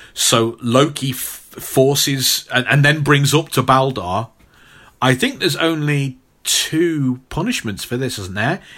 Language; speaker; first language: English; native; English